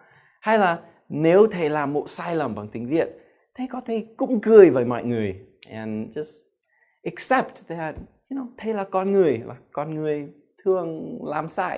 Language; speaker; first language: Vietnamese; non-native, fluent; English